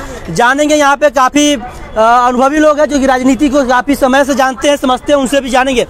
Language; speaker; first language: Hindi; native; Hindi